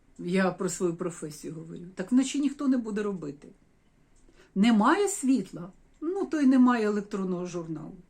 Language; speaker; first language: Ukrainian; non-native, local second language; Russian